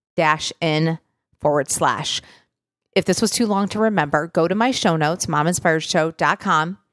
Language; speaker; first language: English; native; English